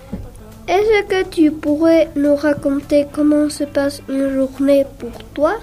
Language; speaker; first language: French; non-native, learner; Spanish